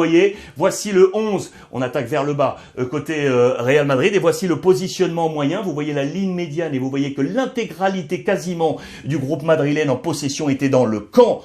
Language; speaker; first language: French; native; French